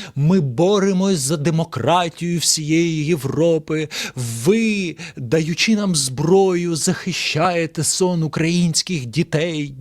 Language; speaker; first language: Ukrainian; non-native, local second language; Russian